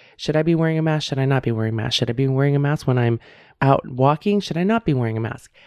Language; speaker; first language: English; native; English